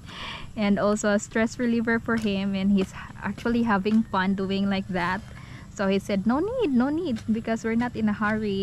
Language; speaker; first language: English; non-native, local second language; Cebuano